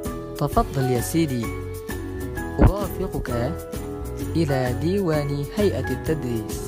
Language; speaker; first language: Arabic; non-native, learner; Indonesian